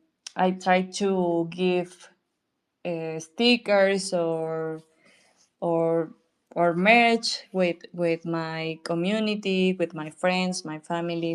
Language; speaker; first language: English; non-native, learner; Spanish